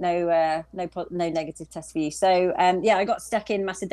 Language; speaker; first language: English; native; English